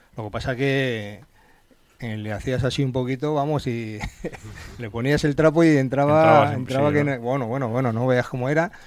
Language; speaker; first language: Spanish; native; Spanish